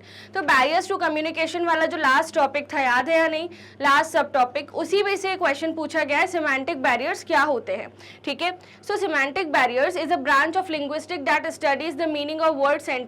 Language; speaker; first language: Hindi; native; Hindi